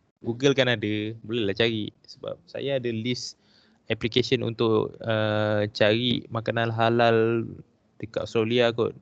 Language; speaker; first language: Malay; native; Malay